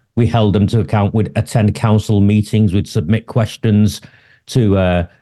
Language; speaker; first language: English; native; English